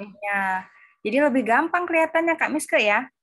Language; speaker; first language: Indonesian; native; Indonesian